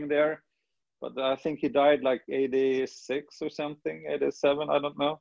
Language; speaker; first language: English; non-native, fluent; Swedish